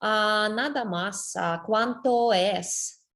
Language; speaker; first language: Spanish; non-native, learner; English